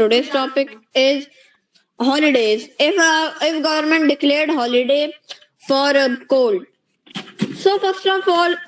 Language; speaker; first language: English; non-native, learner; Hindi